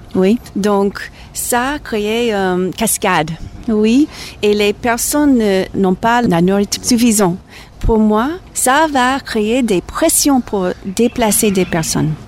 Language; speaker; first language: French; non-native, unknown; English